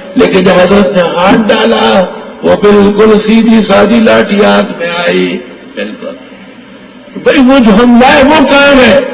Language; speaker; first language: Urdu; non-native, local second language; Pashto